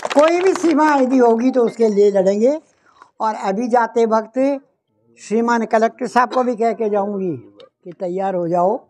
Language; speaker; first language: Hindi; native; Hindi